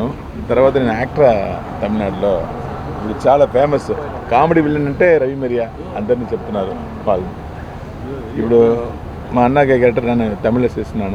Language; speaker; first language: Telugu; non-native, learner; Tamil